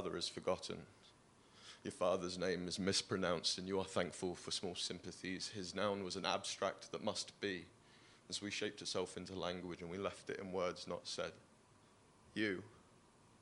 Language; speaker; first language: English; native; English